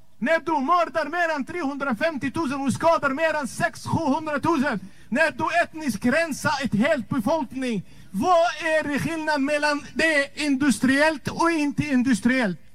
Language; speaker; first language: Swedish; non-native, fluent; Arabic